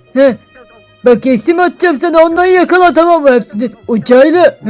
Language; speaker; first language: Turkish; native; Turkish